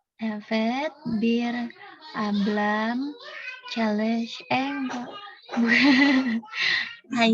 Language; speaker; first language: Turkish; non-native, learner; Indonesian